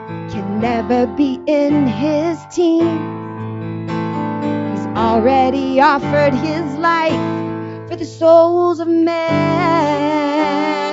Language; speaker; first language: English; early bilingual, other home language; Spanish